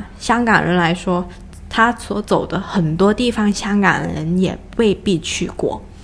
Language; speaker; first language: Chinese; non-native, local second language; Cantonese